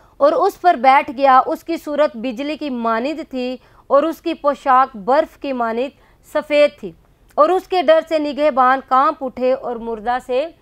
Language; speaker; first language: Urdu; non-native, local second language; Punjabi